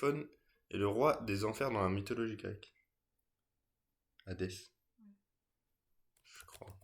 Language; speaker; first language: French; native; French